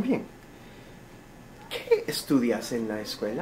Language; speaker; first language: Spanish; non-native, fluent; English